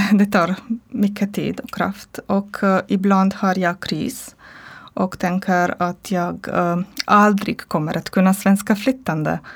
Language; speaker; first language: Swedish; non-native, learner; Croatian